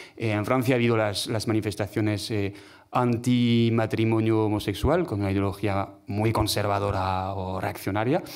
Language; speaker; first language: Spanish; non-native, fluent; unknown